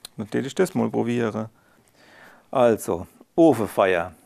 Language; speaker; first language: German; non-native, local second language; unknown